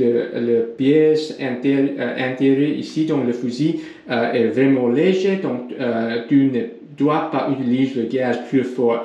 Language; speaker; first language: French; non-native, learner; English